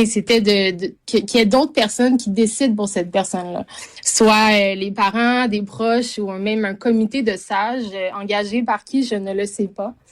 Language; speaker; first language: French; native; French